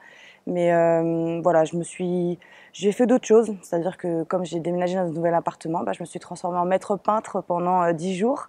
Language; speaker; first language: French; native; French